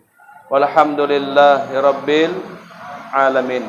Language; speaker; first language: Indonesian; native; Indonesian